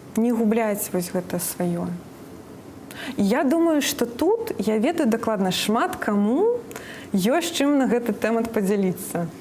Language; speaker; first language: Belarusian; native; Belarusian